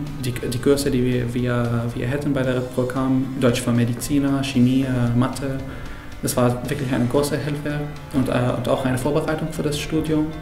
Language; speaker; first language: German; non-native, fluent; Arabic